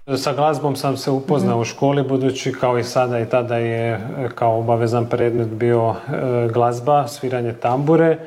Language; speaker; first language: Serbian; early bilingual, heritage; Croatian